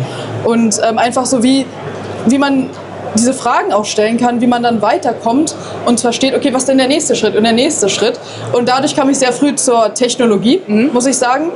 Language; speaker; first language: German; native; German